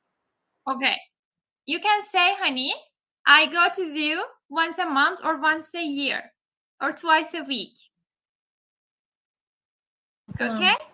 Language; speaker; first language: English; non-native, fluent; Turkish